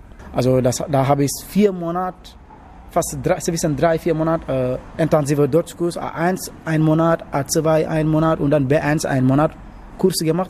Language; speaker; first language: German; non-native, learner; Wolof